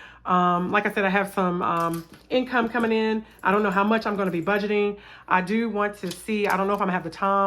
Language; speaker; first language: English; native; English